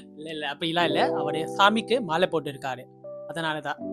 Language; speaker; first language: Tamil; early bilingual, heritage; Tamil